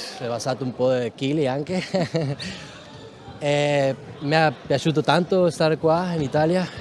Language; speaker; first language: Italian; non-native, learner; Spanish